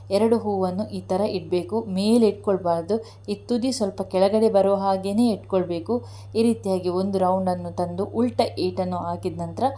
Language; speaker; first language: Kannada; non-native, local second language; Tulu